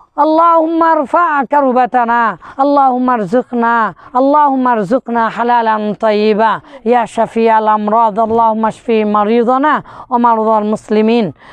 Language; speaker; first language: Arabic; non-native, fluent; Bangla